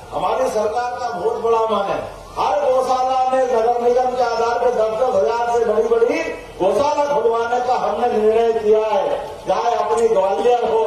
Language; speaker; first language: Hindi; native; Hindi